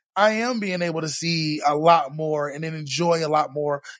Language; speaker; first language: English; native; English